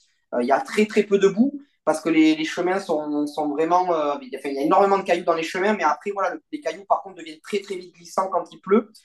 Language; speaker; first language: French; native; French